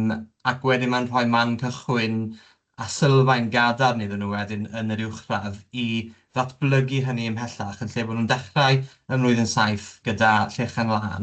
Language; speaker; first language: Welsh; native; Welsh